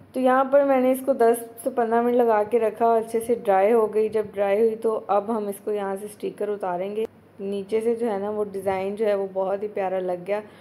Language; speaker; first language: Urdu; native; Urdu